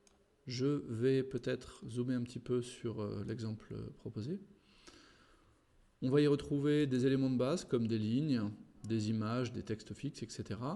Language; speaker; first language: French; native; French